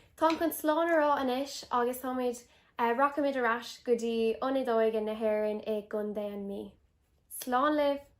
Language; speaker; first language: Irish; non-native, local second language; English